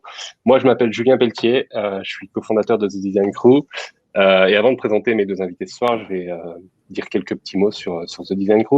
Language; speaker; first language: French; native; French